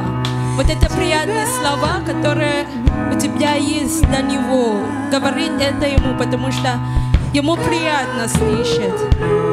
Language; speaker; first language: Russian; non-native, fluent; English